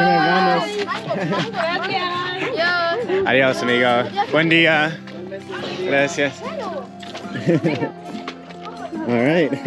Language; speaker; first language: Spanish; non-native, learner; English